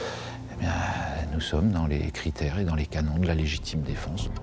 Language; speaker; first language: French; native; French